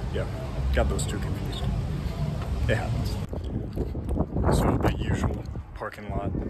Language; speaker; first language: English; native; English